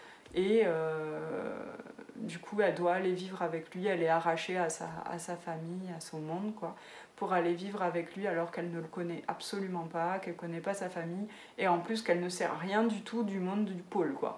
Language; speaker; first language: French; native; French